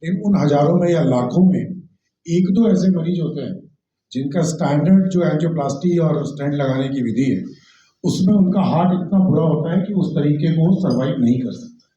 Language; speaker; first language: Hindi; native; Hindi